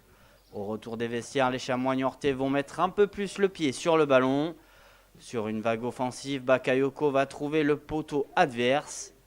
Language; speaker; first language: French; native; French